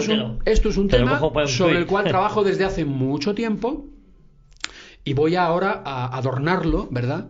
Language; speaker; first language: Spanish; native; Spanish